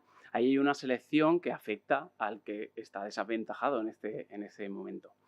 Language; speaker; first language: Spanish; native; Spanish